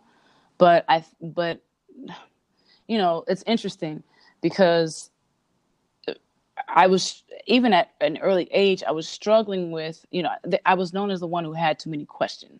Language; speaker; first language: English; native; English